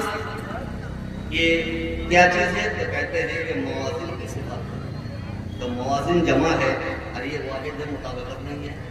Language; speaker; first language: Urdu; native; Urdu